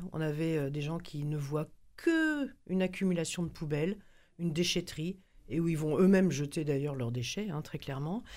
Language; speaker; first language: French; native; French